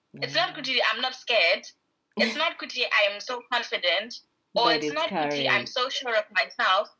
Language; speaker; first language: English; non-native, local second language; Shona